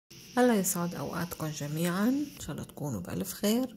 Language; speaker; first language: Arabic; native; Arabic